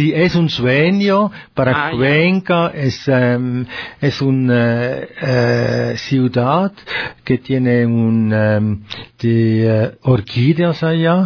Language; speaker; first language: Spanish; non-native, learner; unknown